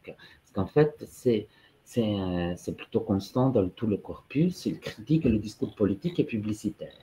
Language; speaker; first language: French; non-native, fluent; Italian